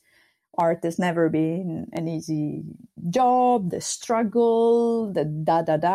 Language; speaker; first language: English; non-native, fluent; Sardinian